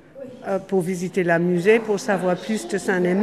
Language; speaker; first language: French; non-native, fluent; English